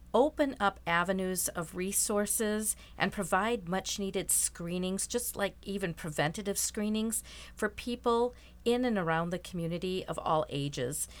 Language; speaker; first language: English; native; English